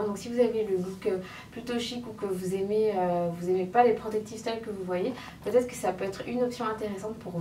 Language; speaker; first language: French; native; French